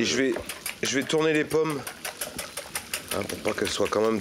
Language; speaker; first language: French; native; French